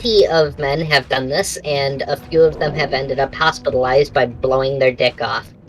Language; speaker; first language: English; native; English